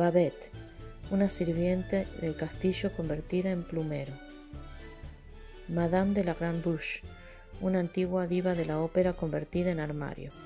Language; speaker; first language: Spanish; native; Spanish